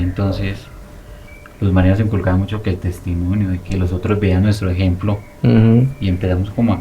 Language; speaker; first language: Spanish; native; Spanish